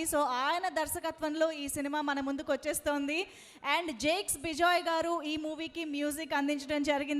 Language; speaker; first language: Telugu; native; Telugu